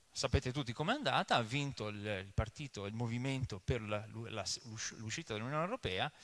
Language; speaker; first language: Italian; early bilingual, other home language; English